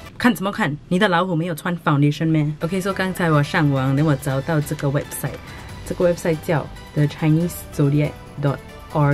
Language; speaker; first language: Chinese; non-native, local second language; English